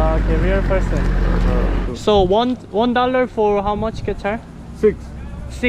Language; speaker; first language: English; non-native, learner; Korean